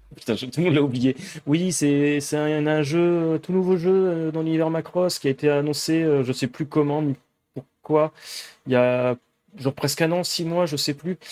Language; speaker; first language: French; native; French